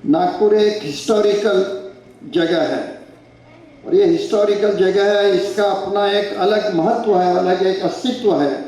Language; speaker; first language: Hindi; non-native, local second language; Marathi